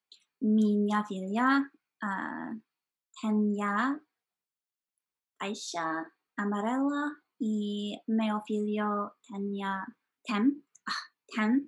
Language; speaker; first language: Portuguese; non-native, learner; English